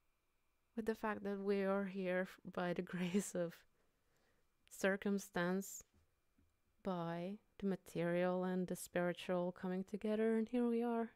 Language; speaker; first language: English; non-native, fluent; Finnish